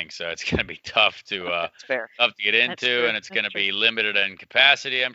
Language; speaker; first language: English; native; English